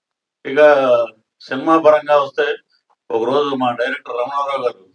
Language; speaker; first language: Telugu; native; Telugu